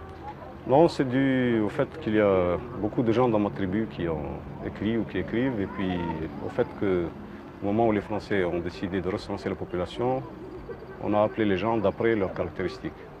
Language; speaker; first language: French; non-native, local second language; Arabic